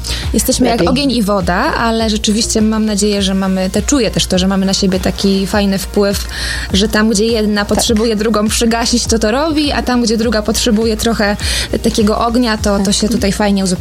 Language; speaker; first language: Polish; native; Polish